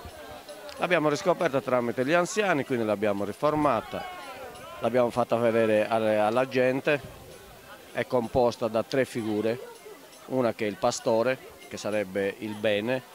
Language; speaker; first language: Italian; native; Italian